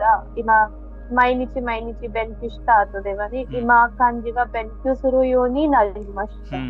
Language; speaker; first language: Japanese; non-native, learner; Hindi